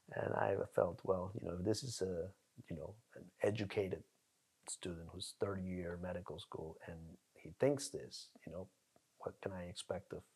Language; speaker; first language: English; non-native, fluent; Spanish